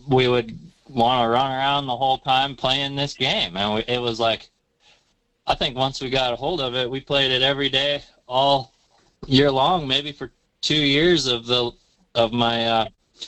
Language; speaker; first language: English; native; English